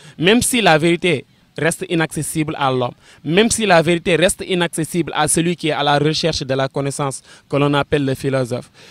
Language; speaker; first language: French; non-native, local second language; Wolof